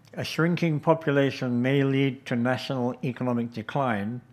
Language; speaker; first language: English; native; English